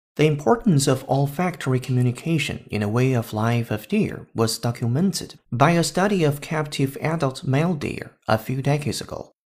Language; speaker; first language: English; non-native, fluent; Chinese